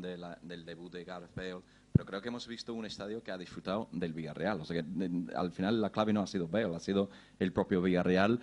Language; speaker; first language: Spanish; non-native, fluent; English